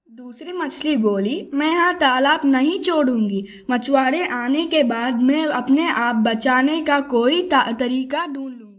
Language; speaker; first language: Hindi; non-native, local second language; Telugu